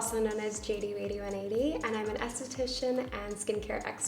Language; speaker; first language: English; native; English